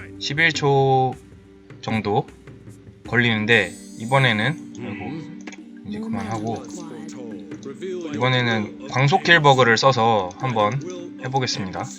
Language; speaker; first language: Korean; native; Korean